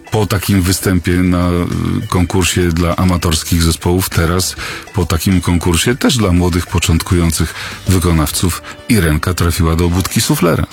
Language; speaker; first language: Polish; native; Polish